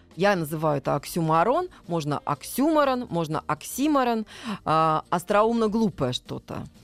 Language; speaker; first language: Russian; native; Russian